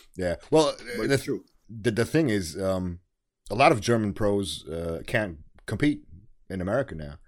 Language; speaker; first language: English; non-native, fluent; German